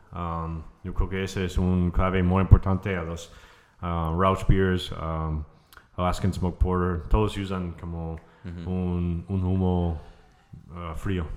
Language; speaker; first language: Spanish; non-native, fluent; English